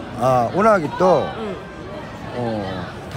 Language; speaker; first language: Japanese; non-native, learner; Korean